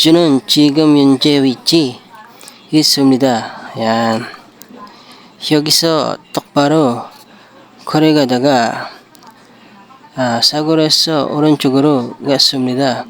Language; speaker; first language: Korean; non-native, learner; Filipino